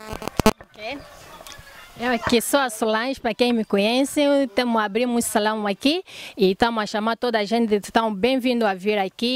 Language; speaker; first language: Portuguese; non-native, local second language; Lingala